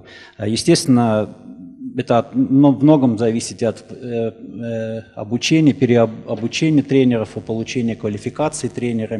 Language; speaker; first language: Russian; native; Russian